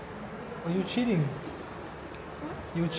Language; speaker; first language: English; non-native, learner; French